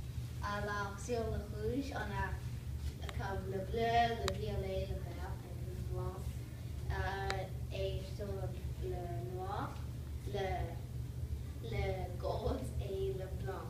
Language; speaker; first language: French; non-native, learner; English